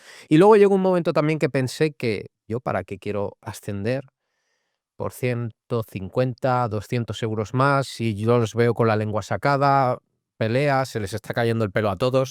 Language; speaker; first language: Spanish; native; Spanish